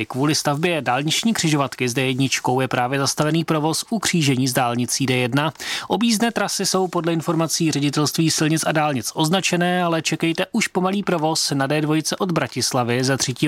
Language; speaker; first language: Czech; native; Czech